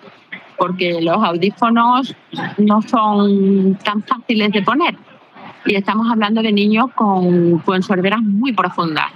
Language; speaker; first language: Spanish; native; Spanish